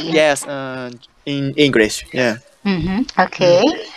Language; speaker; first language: English; non-native, learner; Japanese